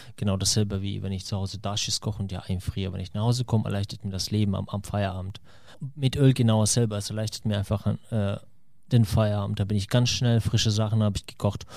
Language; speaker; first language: German; non-native, fluent; Russian